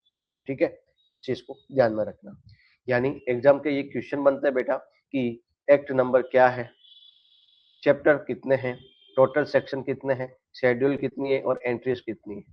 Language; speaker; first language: Hindi; native; Hindi